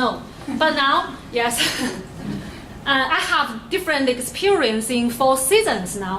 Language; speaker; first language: English; non-native, learner; Chinese